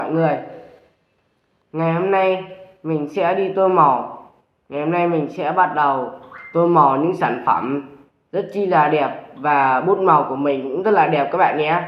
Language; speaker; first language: Vietnamese; native; Vietnamese